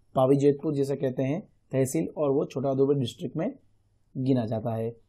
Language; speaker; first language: Hindi; non-native, local second language; Gujarati